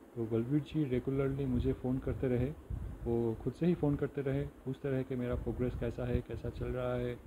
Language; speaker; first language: Hindi; non-native, local second language; Bangla